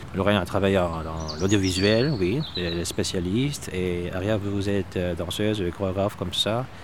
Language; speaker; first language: French; non-native, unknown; Korean